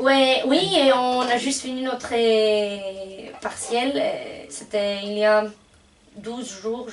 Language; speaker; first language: French; non-native, fluent; Greek